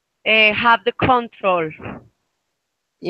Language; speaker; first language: English; non-native, fluent; Spanish